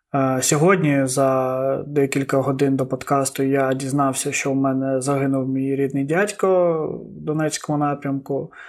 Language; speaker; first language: Ukrainian; non-native, local second language; Russian